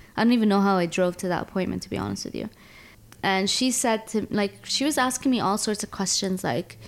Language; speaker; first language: English; early bilingual, other home language; Arabic